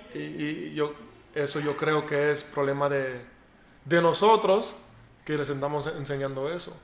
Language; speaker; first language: Spanish; early bilingual, heritage; Spanish